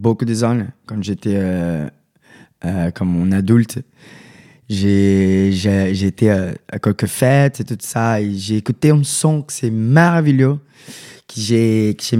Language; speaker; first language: French; non-native, learner; Portuguese